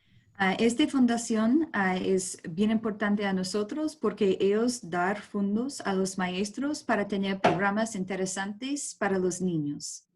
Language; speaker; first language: Spanish; non-native, learner; English